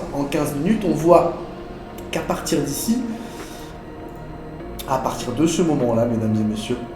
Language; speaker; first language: French; native; French